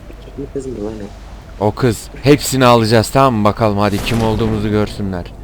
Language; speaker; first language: Turkish; native; Turkish